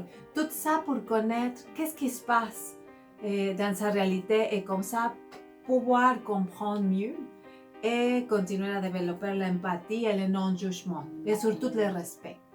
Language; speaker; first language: French; non-native, fluent; Spanish